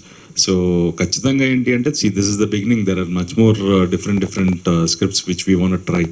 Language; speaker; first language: Telugu; native; Telugu